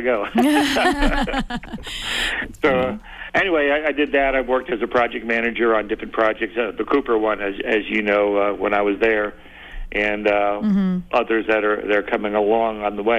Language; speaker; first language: English; native; English